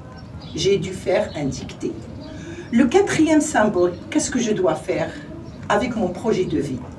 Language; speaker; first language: French; non-native, learner; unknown